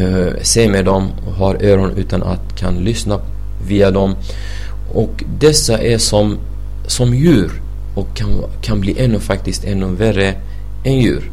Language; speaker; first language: Swedish; non-native, fluent; Arabic